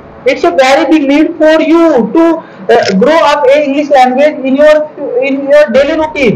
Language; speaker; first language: English; non-native, local second language; Hindi